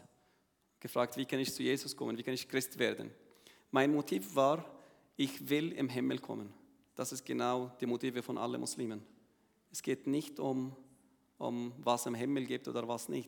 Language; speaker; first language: German; non-native, learner; Arabic